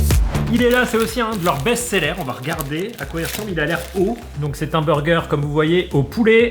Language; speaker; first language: French; native; French